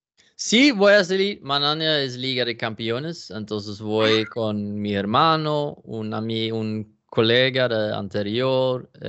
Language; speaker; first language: Spanish; non-native, learner; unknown